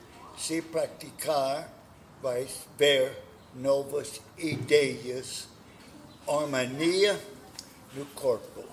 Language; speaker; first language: Portuguese; non-native, learner; English